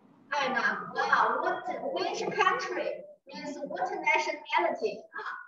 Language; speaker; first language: English; non-native, learner; Chinese